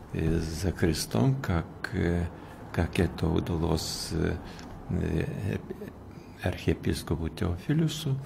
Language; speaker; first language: Russian; non-native, fluent; Lithuanian